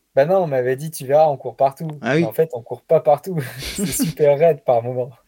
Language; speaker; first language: French; native; French